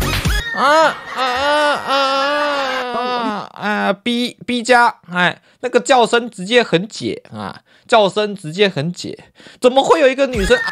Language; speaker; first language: Chinese; native; Chinese